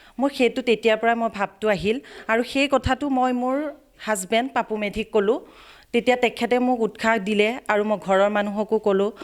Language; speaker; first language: Assamese; native; Assamese